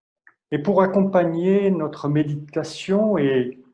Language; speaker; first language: French; native; French